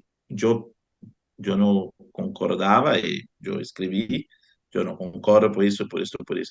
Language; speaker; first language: Spanish; non-native, fluent; Portuguese